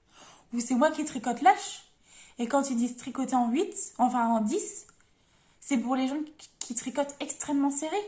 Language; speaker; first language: French; native; French